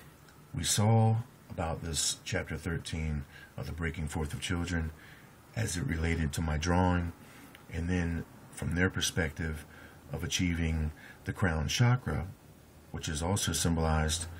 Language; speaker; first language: English; native; English